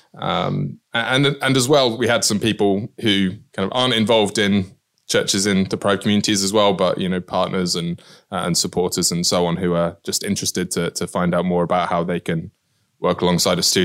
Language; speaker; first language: English; native; English